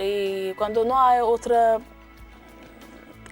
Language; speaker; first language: Spanish; non-native, learner; Azerbaijani